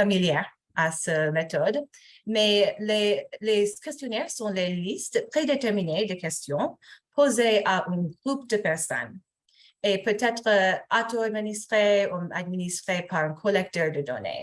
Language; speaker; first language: French; non-native, fluent; English